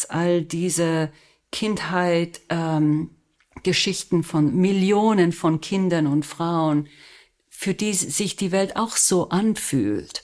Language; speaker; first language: German; non-native, fluent; Spanish